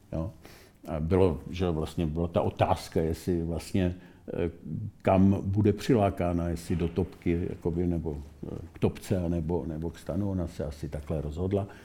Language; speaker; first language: Czech; native; Czech